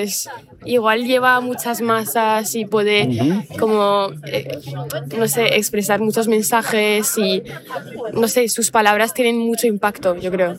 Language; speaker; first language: Spanish; non-native, fluent; French